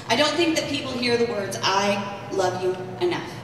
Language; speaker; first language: English; native; English